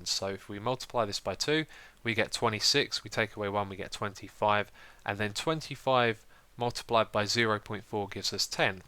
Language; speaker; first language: English; native; English